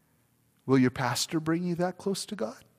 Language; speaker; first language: English; native; English